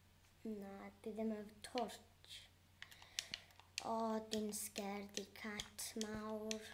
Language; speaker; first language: Welsh; non-native, local second language; English